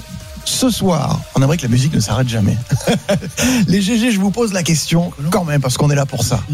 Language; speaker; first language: French; native; French